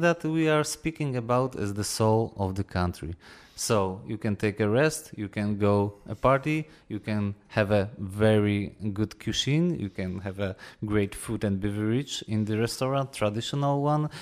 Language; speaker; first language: English; non-native, fluent; Polish